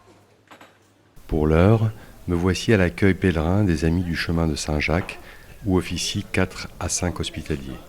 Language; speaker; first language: French; native; French